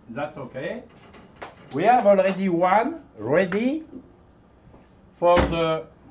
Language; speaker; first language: English; non-native, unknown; French